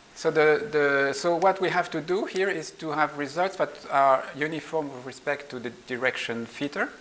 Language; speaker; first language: English; non-native, fluent; French